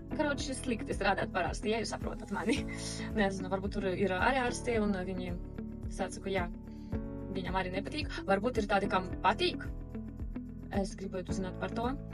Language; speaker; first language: Latvian; early bilingual, heritage; Russian